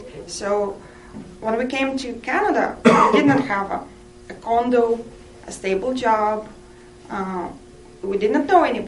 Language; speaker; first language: English; non-native, fluent; Russian